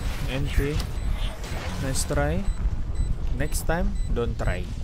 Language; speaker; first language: English; non-native, local second language; Malay